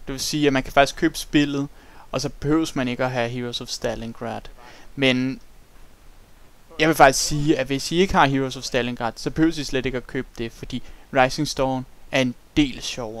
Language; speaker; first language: Danish; native; Danish